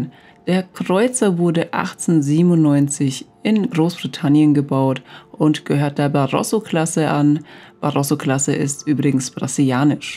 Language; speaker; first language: German; native; German